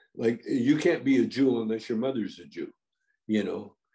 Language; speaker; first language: English; native; English